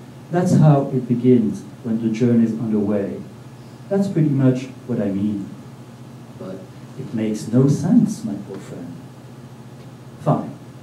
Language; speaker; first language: English; non-native, fluent; French